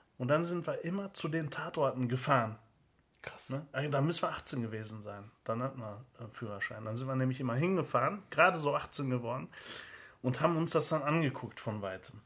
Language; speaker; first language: German; early bilingual, other home language; Turkish